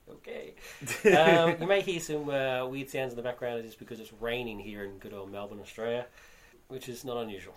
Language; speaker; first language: English; native; English